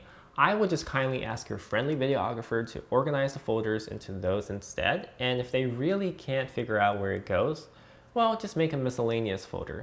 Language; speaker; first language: English; native; English